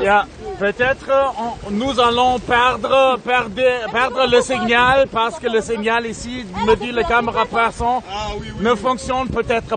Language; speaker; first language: French; non-native, fluent; German